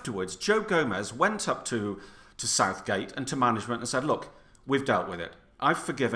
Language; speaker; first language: English; native; English